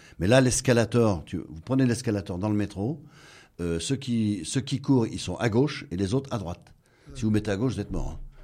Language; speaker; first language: French; native; French